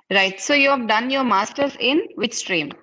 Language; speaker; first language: English; non-native, fluent; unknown